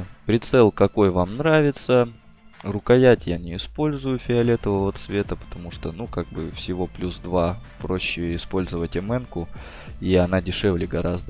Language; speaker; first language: Russian; native; Russian